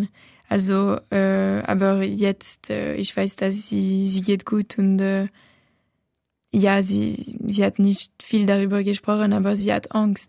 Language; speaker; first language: German; non-native, local second language; French